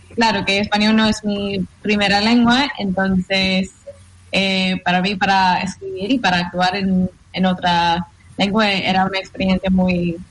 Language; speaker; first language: Spanish; non-native, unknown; English